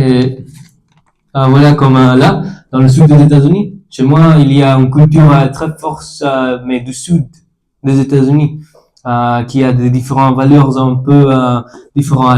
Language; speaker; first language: French; non-native, fluent; English